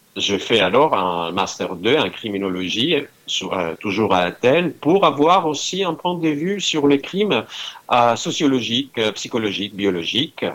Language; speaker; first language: French; non-native, fluent; Greek